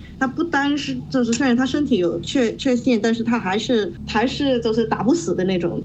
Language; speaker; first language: Chinese; non-native, local second language; Cantonese